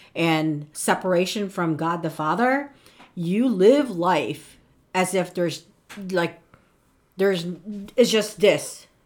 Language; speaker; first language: English; non-native, local second language; Filipino